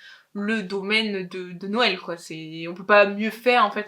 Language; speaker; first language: French; native; French